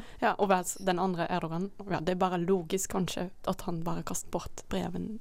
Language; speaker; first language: Norwegian; non-native, fluent; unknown